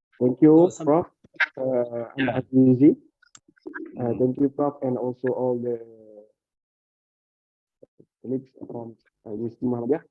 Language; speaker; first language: English; non-native, local second language; Malay